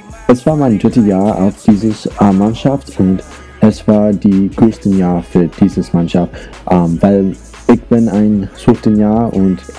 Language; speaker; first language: German; non-native, learner; English